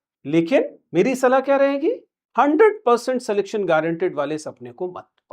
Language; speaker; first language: Hindi; native; Hindi